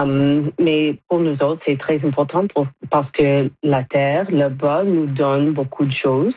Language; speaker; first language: French; non-native, fluent; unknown